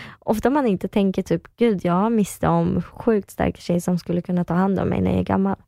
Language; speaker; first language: Swedish; early bilingual, other home language; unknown